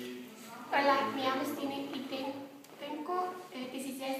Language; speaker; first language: Spanish; non-native, learner; Danish